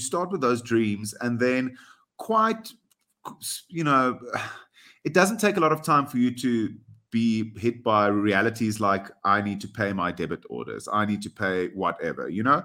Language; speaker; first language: English; non-native, local second language; Afrikaans